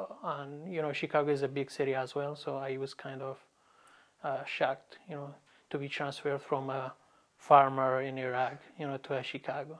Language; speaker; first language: English; non-native, fluent; Arabic